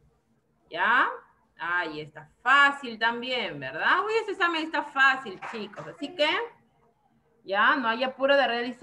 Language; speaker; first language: Spanish; native; Spanish